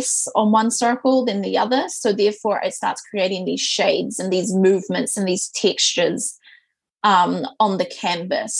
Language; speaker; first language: English; native; English